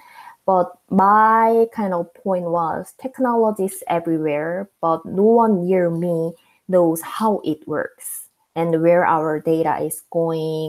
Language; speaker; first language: English; non-native, fluent; Korean